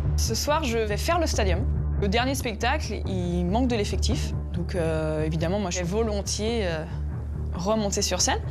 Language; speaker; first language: French; native; French